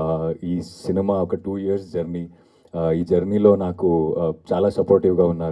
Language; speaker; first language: Telugu; non-native, fluent; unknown